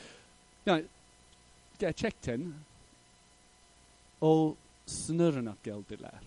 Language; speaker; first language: Turkish; non-native, fluent; English